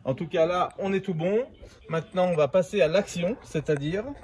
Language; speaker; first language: French; native; French